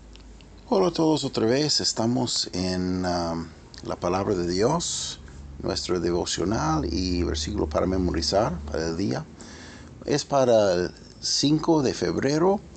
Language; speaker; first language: Spanish; non-native, fluent; English